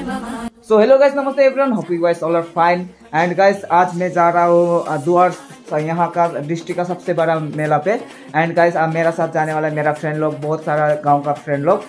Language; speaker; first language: Hindi; non-native, local second language; Nepali